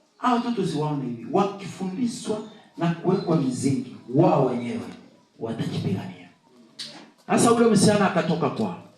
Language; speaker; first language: Swahili; non-native, local second language; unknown